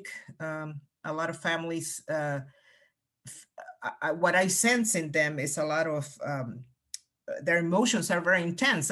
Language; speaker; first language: English; non-native, fluent; Spanish